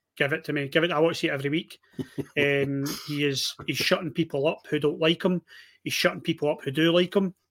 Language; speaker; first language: English; native; English